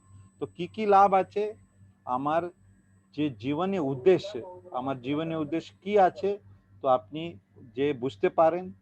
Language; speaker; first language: Bangla; non-native, learner; Hindi